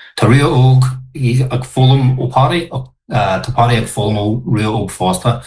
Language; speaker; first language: Irish; non-native, local second language; English